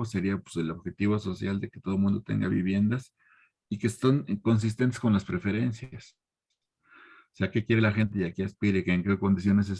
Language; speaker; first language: Spanish; native; Spanish